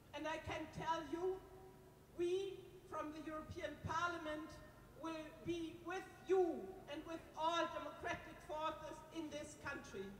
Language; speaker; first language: English; non-native, fluent; German